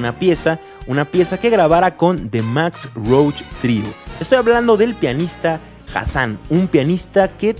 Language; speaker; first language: Spanish; native; Spanish